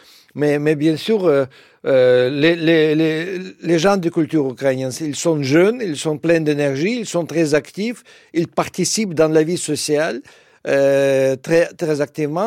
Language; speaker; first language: French; non-native, fluent; Russian